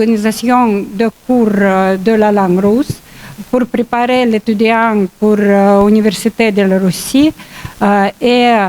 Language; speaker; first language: French; non-native, learner; Russian